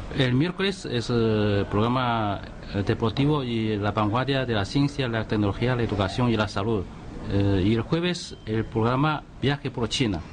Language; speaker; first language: Spanish; non-native, fluent; Chinese